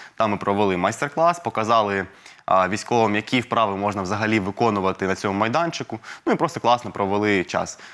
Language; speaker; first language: Ukrainian; non-native, local second language; Russian